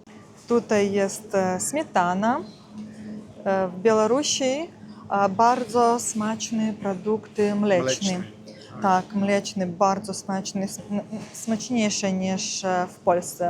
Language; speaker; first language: Polish; non-native, learner; Russian